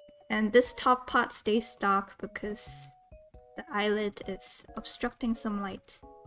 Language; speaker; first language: English; non-native, local second language; Cantonese